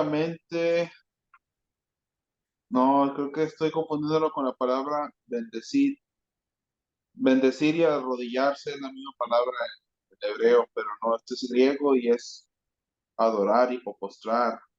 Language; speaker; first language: Spanish; native; Spanish